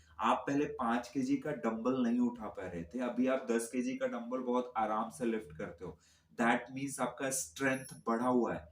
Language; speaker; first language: Hindi; native; Hindi